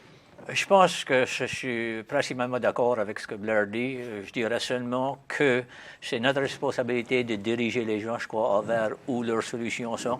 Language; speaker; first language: French; native; French